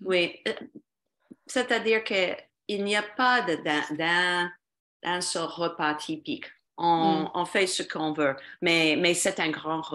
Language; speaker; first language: French; non-native, fluent; English